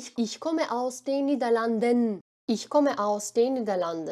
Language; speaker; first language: German; non-native, fluent; Turkish